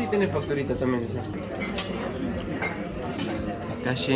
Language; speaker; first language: Spanish; native; Spanish